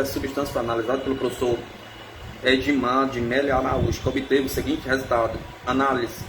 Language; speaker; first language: Portuguese; native; Portuguese